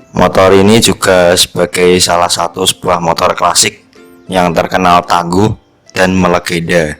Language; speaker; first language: Indonesian; native; Indonesian